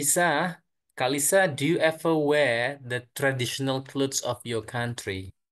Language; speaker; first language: English; non-native, fluent; Indonesian